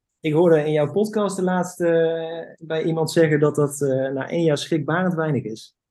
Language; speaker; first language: Dutch; native; Dutch